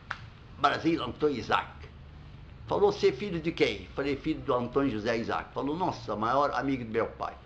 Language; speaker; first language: Portuguese; non-native, fluent; Arabic